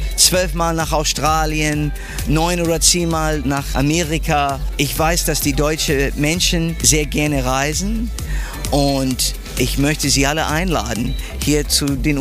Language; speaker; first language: German; non-native, fluent; English